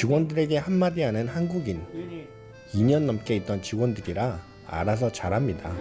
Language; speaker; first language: Korean; native; Korean